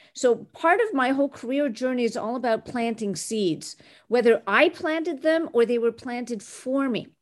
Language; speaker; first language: English; non-native, fluent; French